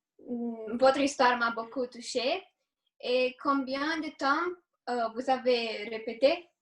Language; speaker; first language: French; non-native, learner; Romanian